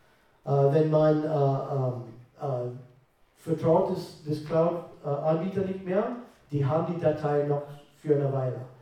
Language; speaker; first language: German; non-native, fluent; English